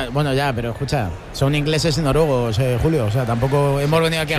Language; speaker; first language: Spanish; native; Spanish